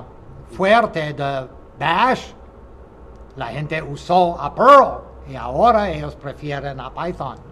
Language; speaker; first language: Spanish; non-native, fluent; English